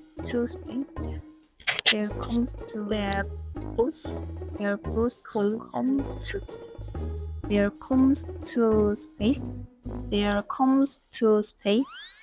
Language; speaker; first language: German; non-native, learner; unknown